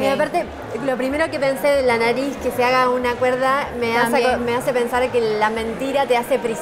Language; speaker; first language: Spanish; native; Spanish